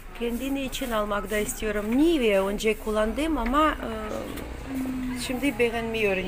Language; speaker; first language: Turkish; non-native, learner; Russian